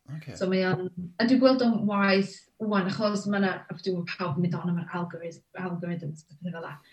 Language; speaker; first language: Welsh; native; Welsh